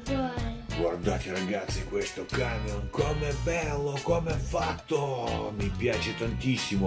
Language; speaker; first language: Italian; non-native, fluent; Russian